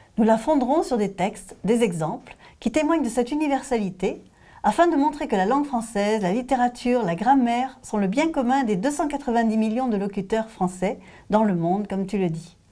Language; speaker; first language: French; native; French